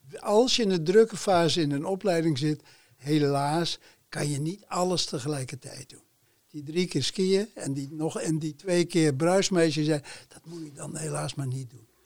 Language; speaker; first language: Dutch; native; Dutch